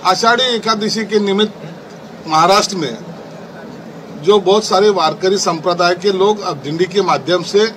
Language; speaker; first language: Hindi; non-native, local second language; Marathi